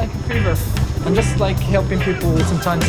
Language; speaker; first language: English; non-native, fluent; Arabic